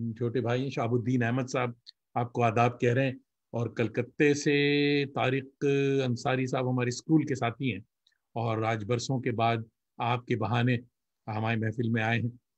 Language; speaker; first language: Hindi; native; Hindi